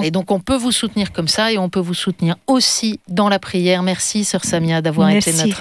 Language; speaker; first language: French; native; French